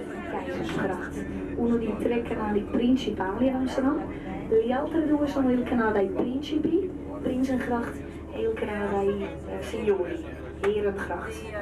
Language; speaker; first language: Italian; non-native, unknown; Dutch